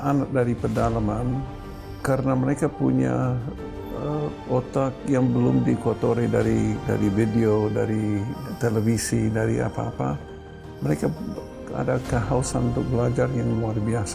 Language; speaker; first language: Indonesian; non-native, fluent; English